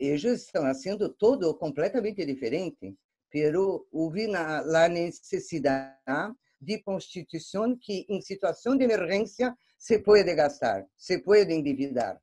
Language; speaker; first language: Spanish; non-native, fluent; Portuguese